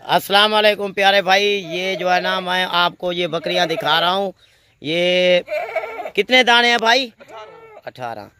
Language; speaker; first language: Urdu; non-native, local second language; Punjabi